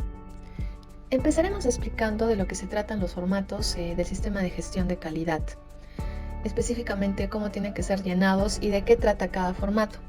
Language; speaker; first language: Spanish; native; Spanish